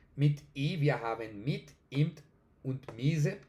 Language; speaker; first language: German; non-native, learner; Spanish